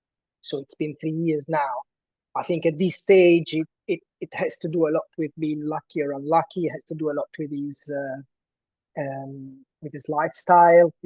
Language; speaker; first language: English; non-native, fluent; Italian